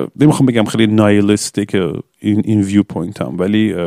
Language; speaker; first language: Persian; early bilingual, other home language; English